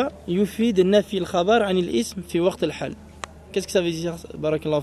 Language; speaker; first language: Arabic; non-native, fluent; French